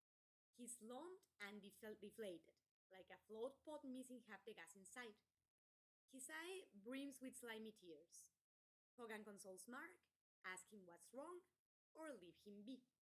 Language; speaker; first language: English; non-native, fluent; Spanish